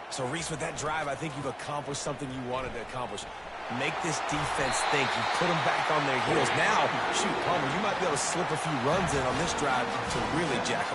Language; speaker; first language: English; native; English